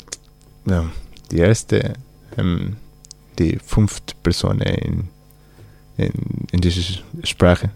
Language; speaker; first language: German; non-native, learner; Spanish